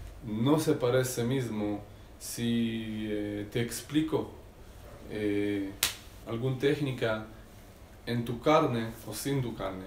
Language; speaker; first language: Spanish; non-native, learner; Hebrew